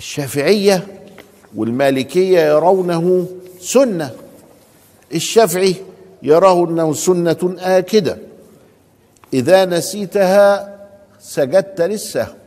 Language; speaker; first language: Arabic; native; Arabic